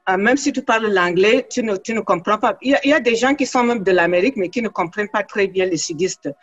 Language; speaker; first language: French; non-native, local second language; Fula